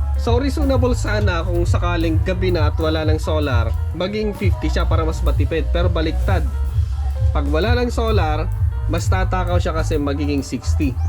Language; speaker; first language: Filipino; non-native, local second language; Iloko